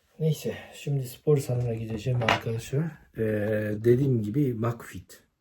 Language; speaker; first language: Turkish; non-native, fluent; Japanese